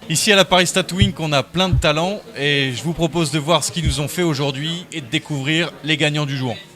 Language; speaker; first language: French; native; French